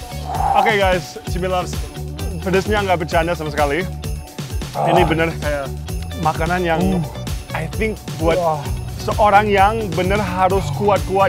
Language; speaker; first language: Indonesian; non-native, fluent; English